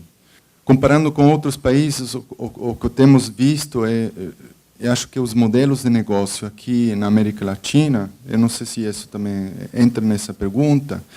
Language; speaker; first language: Portuguese; non-native, fluent; Spanish